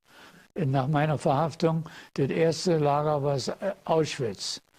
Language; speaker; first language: German; non-native, fluent; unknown